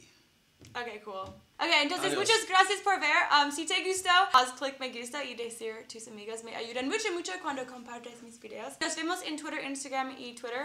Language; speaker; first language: Spanish; non-native, learner; English